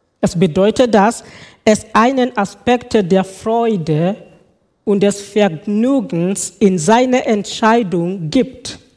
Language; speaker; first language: German; non-native, fluent; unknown